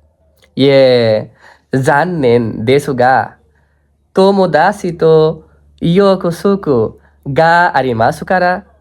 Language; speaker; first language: Japanese; non-native, learner; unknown